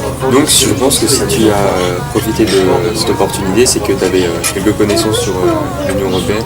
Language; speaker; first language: French; native; French